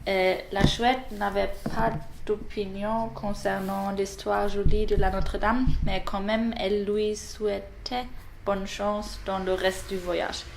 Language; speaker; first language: French; non-native, learner; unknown